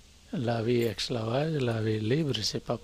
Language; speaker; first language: French; non-native, learner; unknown